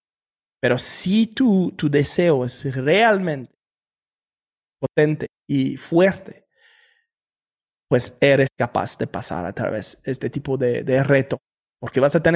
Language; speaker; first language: Spanish; non-native, fluent; French